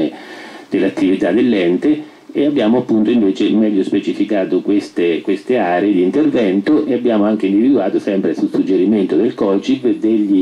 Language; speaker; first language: Italian; native; Italian